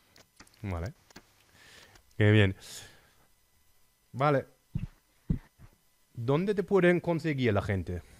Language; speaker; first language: Spanish; non-native, fluent; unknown